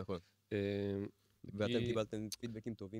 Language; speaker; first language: Hebrew; native; Hebrew